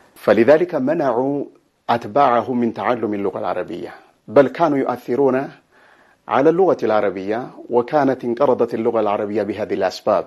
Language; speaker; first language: Arabic; non-native, fluent; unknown